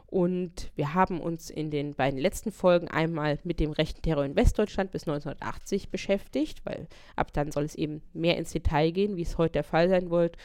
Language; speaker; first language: German; native; German